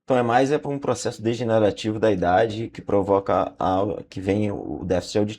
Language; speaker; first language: Portuguese; native; Portuguese